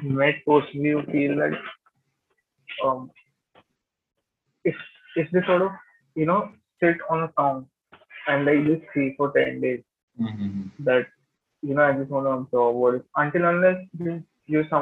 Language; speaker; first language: English; non-native, local second language; Hindi